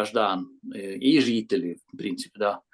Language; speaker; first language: Russian; non-native, fluent; Swedish